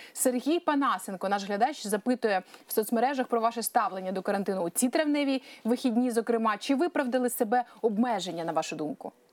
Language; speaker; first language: Ukrainian; native; Ukrainian